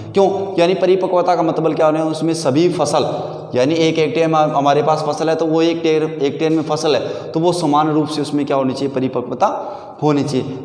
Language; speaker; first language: Hindi; native; Hindi